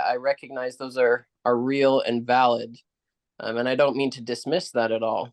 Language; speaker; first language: English; native; English